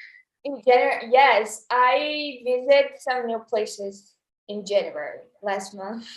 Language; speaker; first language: English; non-native, learner; Portuguese